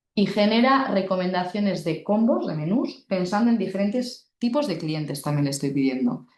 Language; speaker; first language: Spanish; non-native, local second language; Basque